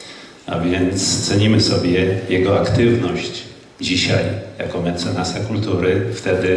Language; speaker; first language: Polish; native; Polish